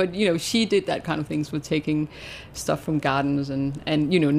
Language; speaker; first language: English; non-native, fluent; Danish